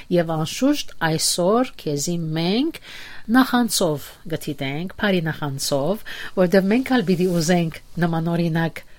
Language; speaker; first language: Armenian; early bilingual, heritage; Armenian